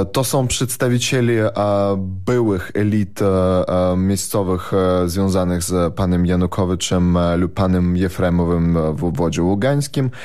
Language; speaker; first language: Polish; non-native, fluent; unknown